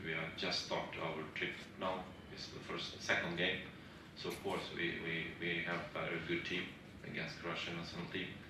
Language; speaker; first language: English; non-native, learner; Albanian